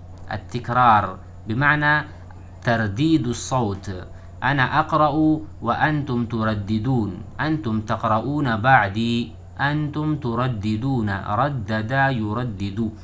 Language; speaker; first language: Arabic; non-native, fluent; Urdu